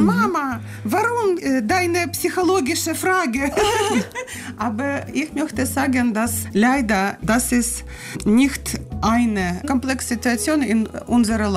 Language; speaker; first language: German; non-native, learner; Russian